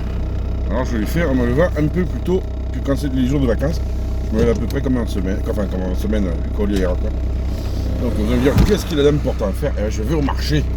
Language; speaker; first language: French; native; French